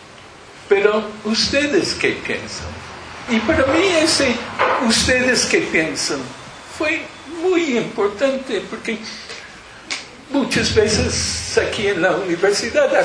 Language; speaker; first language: Spanish; non-native, fluent; English